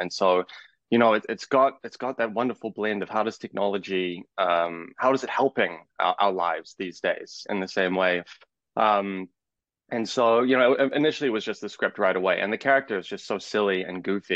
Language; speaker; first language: English; native; English